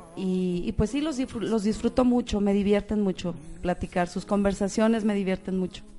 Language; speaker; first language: Spanish; native; Spanish